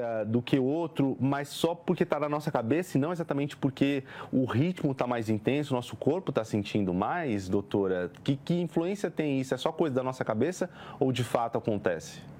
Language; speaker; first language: Portuguese; native; Portuguese